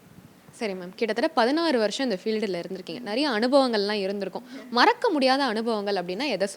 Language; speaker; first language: Tamil; native; Tamil